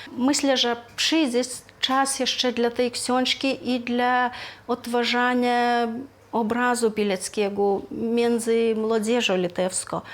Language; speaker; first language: Polish; non-native, fluent; Lithuanian